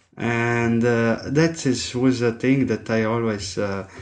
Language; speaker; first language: English; non-native, fluent; Italian